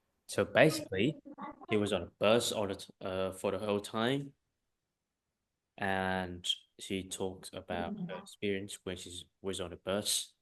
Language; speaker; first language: English; non-native, fluent; Vietnamese